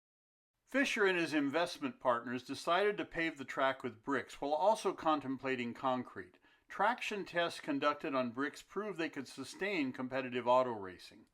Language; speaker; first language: English; native; English